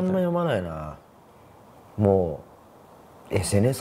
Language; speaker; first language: Japanese; native; Japanese